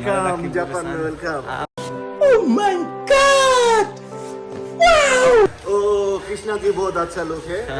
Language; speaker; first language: Hindi; non-native, learner; Nepali